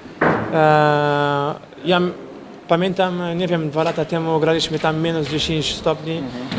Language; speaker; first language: Polish; non-native, fluent; Portuguese